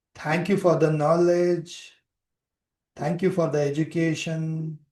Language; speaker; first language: English; non-native, local second language; Kannada